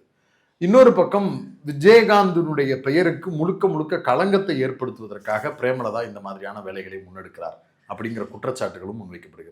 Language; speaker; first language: Tamil; native; Tamil